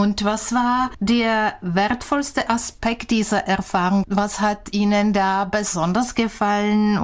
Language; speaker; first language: German; non-native, fluent; Czech